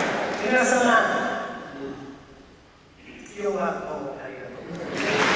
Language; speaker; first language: Japanese; non-native, learner; Italian